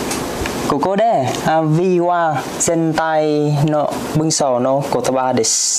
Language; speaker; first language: Japanese; non-native, learner; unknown